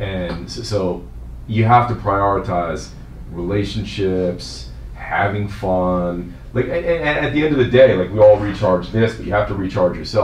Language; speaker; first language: English; native; English